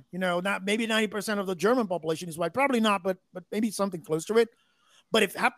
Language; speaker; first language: English; non-native, fluent; Portuguese